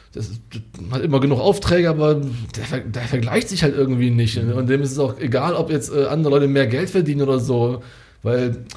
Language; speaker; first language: German; early bilingual, other home language; Hungarian